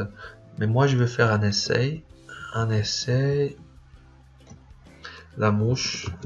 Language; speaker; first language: French; non-native, fluent; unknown